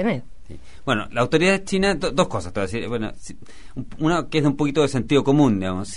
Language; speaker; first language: Spanish; native; Spanish